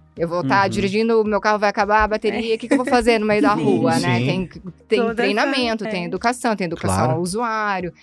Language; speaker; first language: Portuguese; native; Portuguese